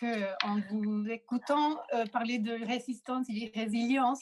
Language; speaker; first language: French; non-native, fluent; Spanish